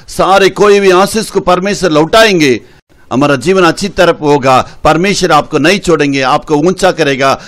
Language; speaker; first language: Hindi; non-native, local second language; Tamil